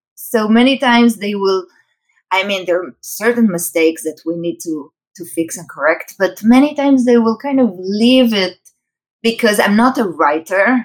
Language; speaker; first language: English; non-native, fluent; Hebrew